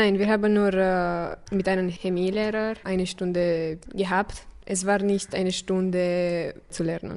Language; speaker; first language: German; non-native, local second language; Romanian